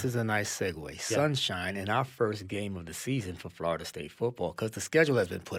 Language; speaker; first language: English; native; English